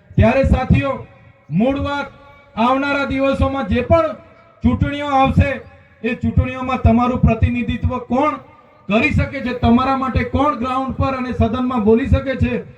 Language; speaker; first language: Gujarati; non-native, local second language; Bhili